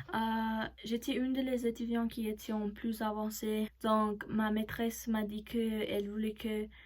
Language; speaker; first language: French; non-native, learner; Spanish